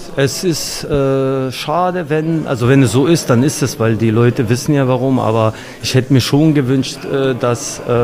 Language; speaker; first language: German; non-native, fluent; Bosnian